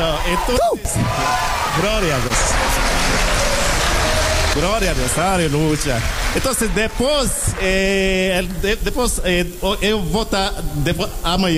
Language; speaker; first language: Portuguese; non-native, learner; Haitian Creole